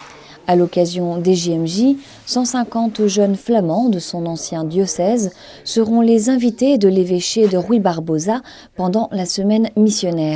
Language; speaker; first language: French; native; French